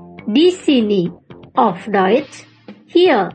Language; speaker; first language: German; non-native, fluent; Indonesian